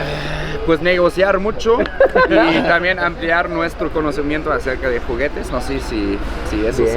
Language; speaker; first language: Spanish; native; Spanish